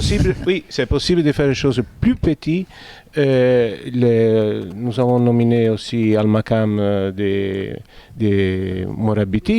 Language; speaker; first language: French; non-native, fluent; Italian